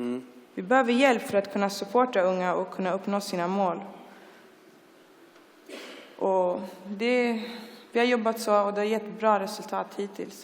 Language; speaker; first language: Swedish; early bilingual, other home language; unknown